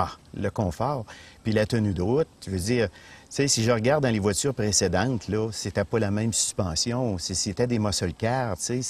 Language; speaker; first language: French; native; French